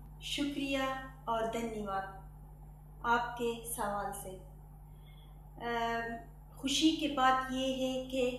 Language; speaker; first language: Hindi; non-native, fluent; Persian